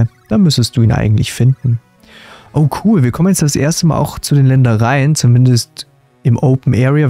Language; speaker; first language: German; native; German